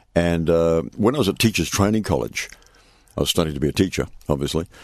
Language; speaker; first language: English; native; English